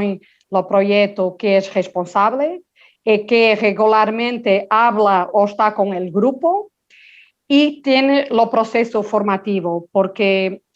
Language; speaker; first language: Spanish; non-native, local second language; Portuguese